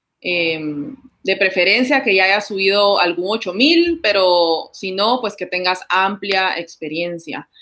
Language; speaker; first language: Spanish; native; Spanish